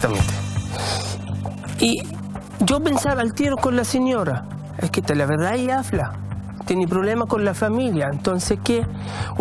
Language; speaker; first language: Spanish; non-native, learner; Arabic